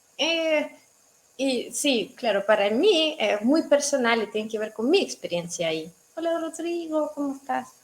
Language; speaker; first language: Spanish; non-native, fluent; Russian